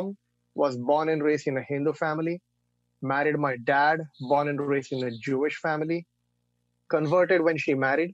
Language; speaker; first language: English; non-native, local second language; Marathi